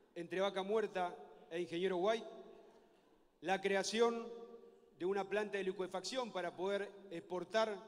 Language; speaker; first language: Spanish; native; Spanish